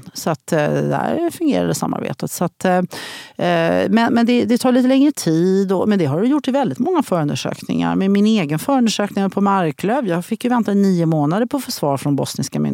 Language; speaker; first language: Swedish; native; Swedish